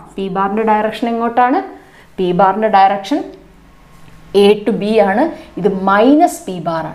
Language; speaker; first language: English; non-native, local second language; Malayalam